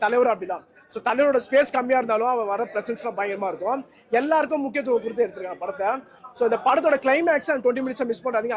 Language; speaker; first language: Tamil; native; Tamil